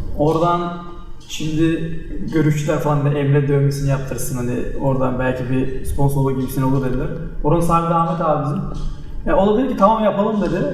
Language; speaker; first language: Turkish; early bilingual, heritage; Turkish